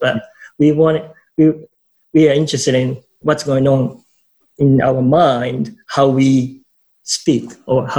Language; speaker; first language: English; non-native, fluent; Japanese